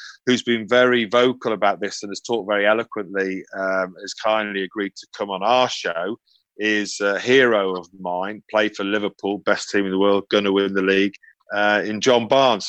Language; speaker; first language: English; native; English